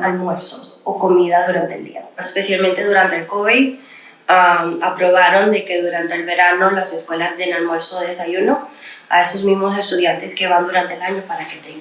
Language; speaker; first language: Spanish; early bilingual, other home language; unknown